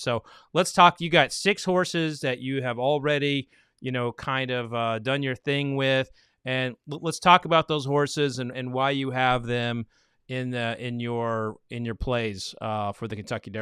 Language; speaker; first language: English; native; English